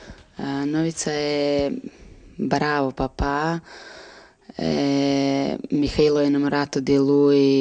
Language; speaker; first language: Italian; non-native, learner; Serbian